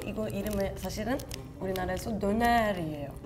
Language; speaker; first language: Korean; non-native, fluent; Turkish